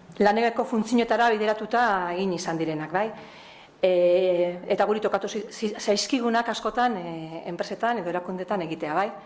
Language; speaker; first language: Basque; native; Basque